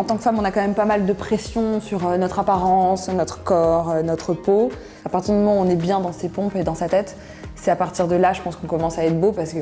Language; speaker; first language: French; native; French